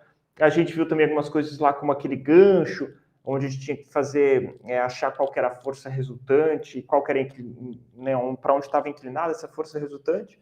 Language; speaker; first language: Portuguese; native; Portuguese